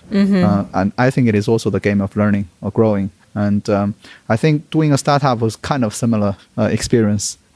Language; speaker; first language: English; non-native, fluent; Chinese